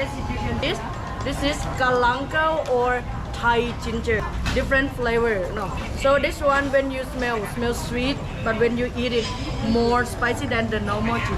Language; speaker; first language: English; non-native, fluent; Thai